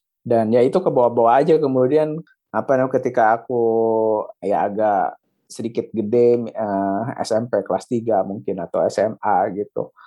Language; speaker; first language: Indonesian; native; Indonesian